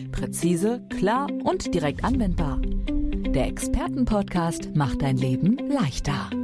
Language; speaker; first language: German; native; German